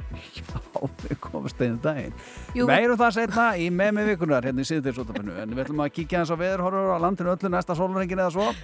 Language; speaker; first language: Icelandic; non-native, fluent; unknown